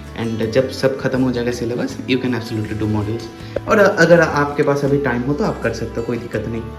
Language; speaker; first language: Hindi; non-native, local second language; Bangla